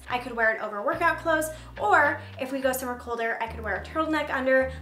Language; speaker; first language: English; native; English